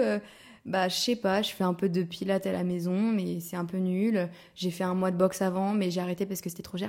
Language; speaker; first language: French; native; French